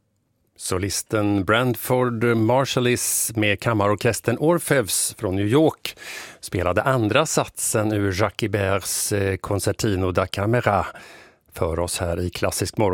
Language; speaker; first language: Swedish; native; Swedish